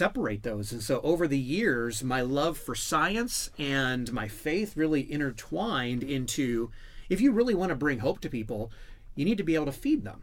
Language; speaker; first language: English; native; English